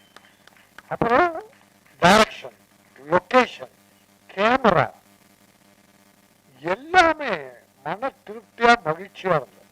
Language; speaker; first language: Tamil; native; Tamil